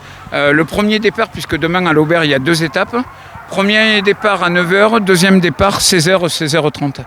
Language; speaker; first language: French; native; French